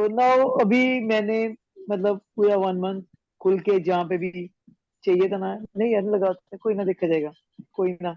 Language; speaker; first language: Hindi; native; Hindi